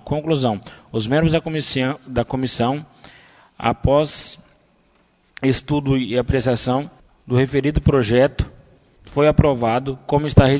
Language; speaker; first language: Portuguese; native; Portuguese